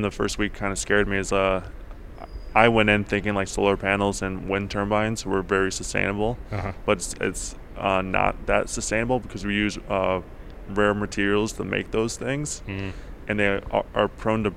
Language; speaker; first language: English; early bilingual, other home language; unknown